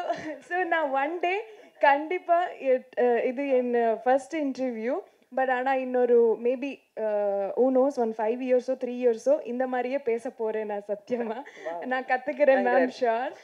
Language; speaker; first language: Tamil; non-native, learner; Kannada